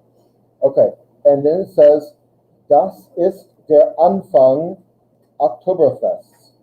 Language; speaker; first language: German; non-native, fluent; English